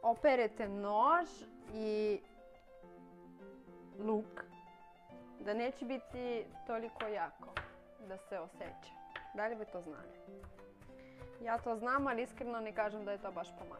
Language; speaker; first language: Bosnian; non-native, learner; Russian